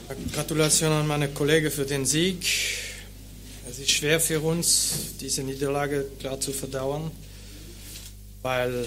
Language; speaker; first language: German; non-native, local second language; French